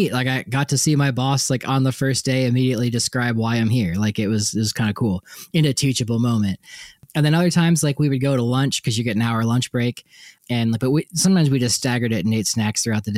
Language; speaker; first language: English; native; English